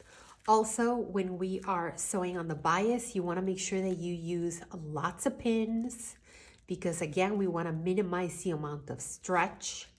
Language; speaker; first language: English; native; English